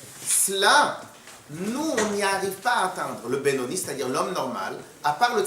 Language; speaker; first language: French; native; French